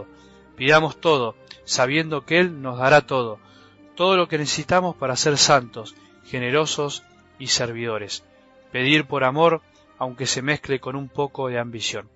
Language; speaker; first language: Spanish; native; Spanish